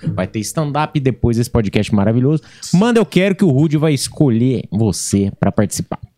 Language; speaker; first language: Portuguese; native; Portuguese